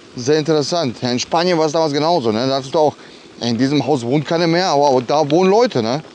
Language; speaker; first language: German; early bilingual, other home language; Polish